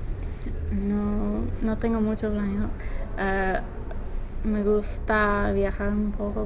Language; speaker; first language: Spanish; non-native, fluent; English